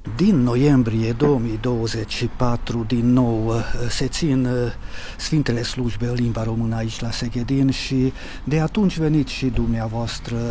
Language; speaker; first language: Romanian; early bilingual, heritage; Romanian